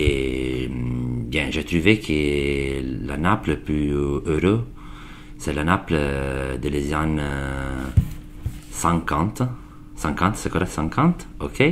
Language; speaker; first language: French; non-native, learner; Italian